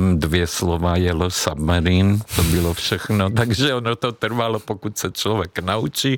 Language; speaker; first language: Czech; non-native, fluent; Hungarian